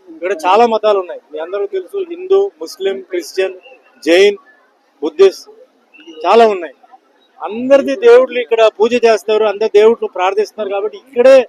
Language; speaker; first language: Telugu; non-native, fluent; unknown